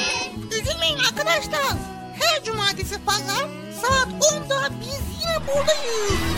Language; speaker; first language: Turkish; native; Turkish